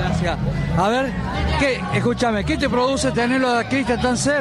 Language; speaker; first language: Spanish; native; Spanish